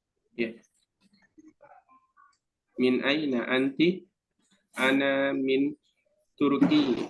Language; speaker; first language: Arabic; non-native, learner; Indonesian